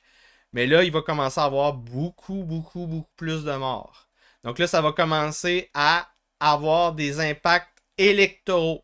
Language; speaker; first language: French; native; French